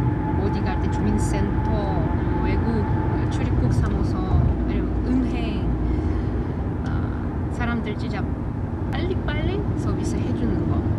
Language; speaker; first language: Korean; non-native, learner; Russian